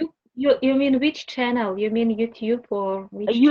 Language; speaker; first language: English; non-native, learner; Russian